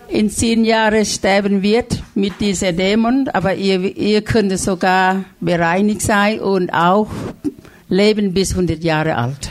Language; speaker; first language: German; non-native, fluent; Thai